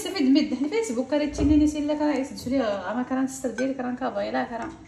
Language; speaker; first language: Arabic; native; Arabic